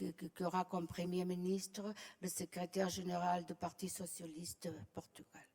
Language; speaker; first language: French; non-native, fluent; Portuguese